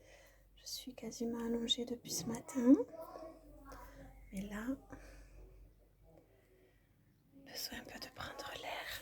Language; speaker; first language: French; native; French